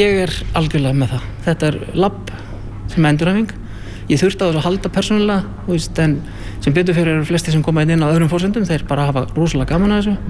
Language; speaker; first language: Icelandic; native; Icelandic